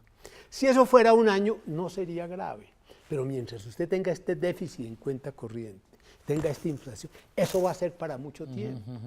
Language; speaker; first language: Spanish; native; Spanish